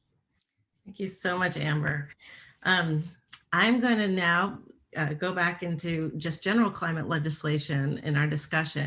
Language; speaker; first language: English; native; English